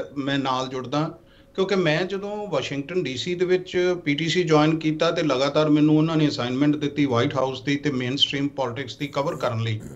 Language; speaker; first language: Punjabi; native; Punjabi